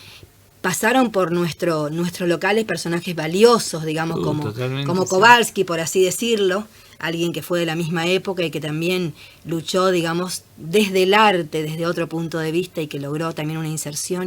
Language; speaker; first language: Spanish; native; Spanish